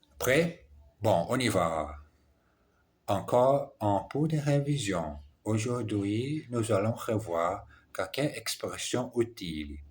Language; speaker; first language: French; non-native, learner; Portuguese